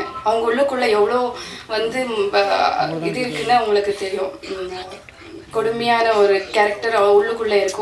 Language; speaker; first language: Tamil; non-native, fluent; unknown